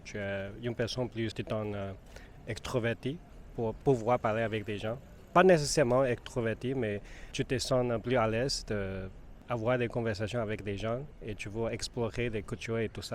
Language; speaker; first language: French; non-native, fluent; Spanish